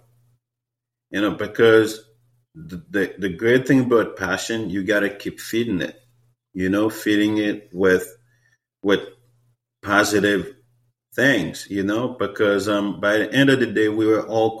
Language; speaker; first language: English; non-native, fluent; Haitian Creole